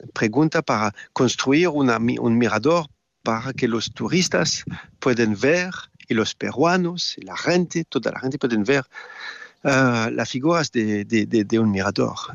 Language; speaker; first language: Spanish; non-native, fluent; French